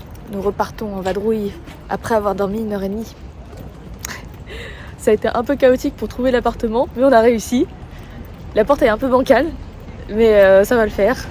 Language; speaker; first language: French; native; French